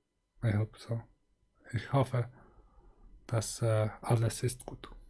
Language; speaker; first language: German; non-native, learner; Mongolian